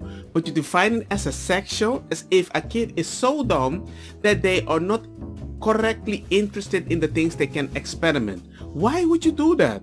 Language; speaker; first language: English; non-native, fluent; Spanish